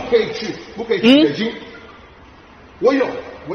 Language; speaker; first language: Chinese; non-native, learner; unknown